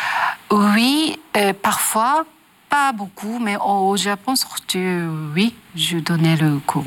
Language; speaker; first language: French; non-native, learner; Japanese